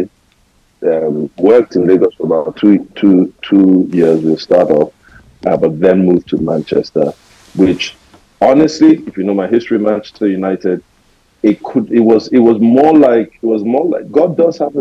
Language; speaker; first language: English; non-native, local second language; Yoruba